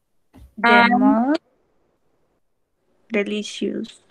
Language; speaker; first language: English; non-native, learner; Spanish